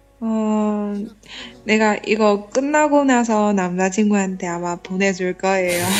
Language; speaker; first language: Korean; non-native, learner; Chinese